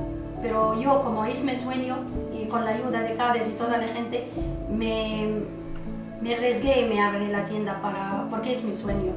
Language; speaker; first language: Spanish; non-native, local second language; Arabic